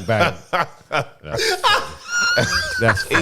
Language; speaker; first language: English; native; English